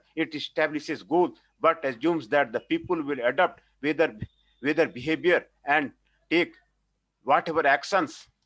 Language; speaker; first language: English; non-native, local second language; Hindi